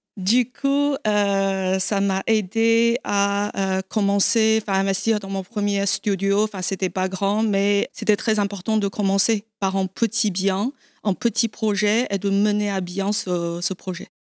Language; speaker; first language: French; non-native, fluent; Chinese